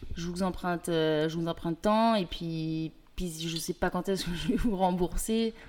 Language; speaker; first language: French; native; French